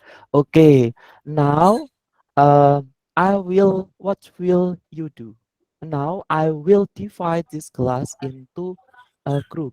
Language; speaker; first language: English; non-native, learner; Indonesian